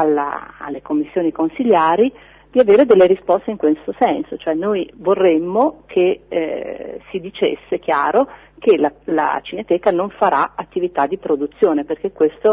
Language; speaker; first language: Italian; native; Italian